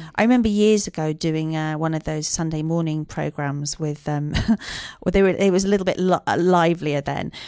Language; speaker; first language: English; native; English